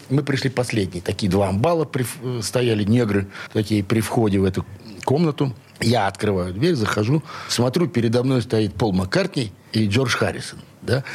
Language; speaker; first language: Russian; native; Russian